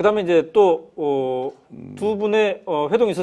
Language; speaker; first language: Korean; native; Korean